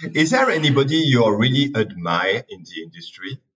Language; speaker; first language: English; non-native, fluent; French